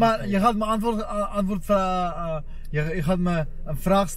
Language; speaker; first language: Dutch; non-native, fluent; Armenian